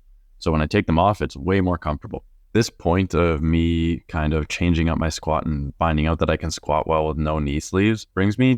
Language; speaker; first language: English; native; English